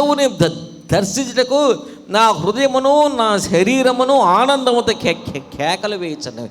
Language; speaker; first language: Telugu; native; Telugu